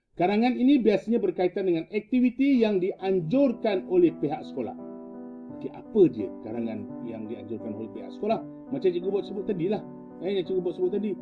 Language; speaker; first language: Malay; native; Malay